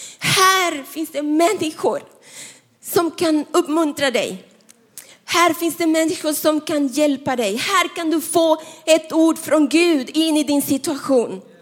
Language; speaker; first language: Swedish; non-native, fluent; Spanish